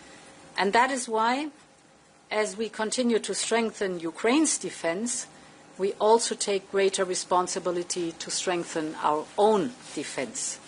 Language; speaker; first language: English; non-native, fluent; German